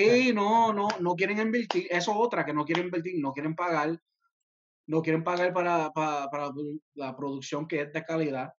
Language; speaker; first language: Spanish; early bilingual, heritage; Spanish